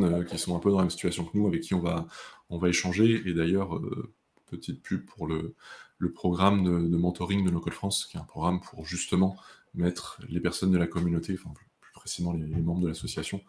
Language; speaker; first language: French; native; French